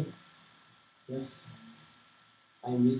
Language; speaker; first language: English; non-native, learner; Portuguese